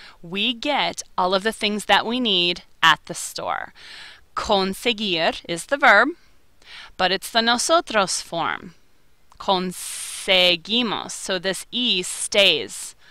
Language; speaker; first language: English; native; English